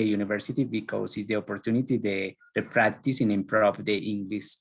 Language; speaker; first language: English; non-native, learner; Spanish